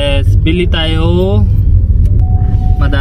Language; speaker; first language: Filipino; non-native, learner; Punjabi